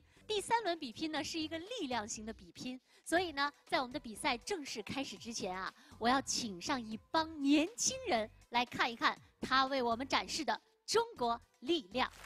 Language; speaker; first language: Chinese; native; Chinese